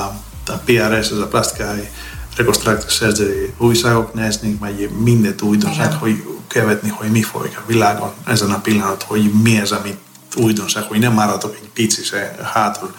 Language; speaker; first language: Hungarian; non-native, fluent; Greek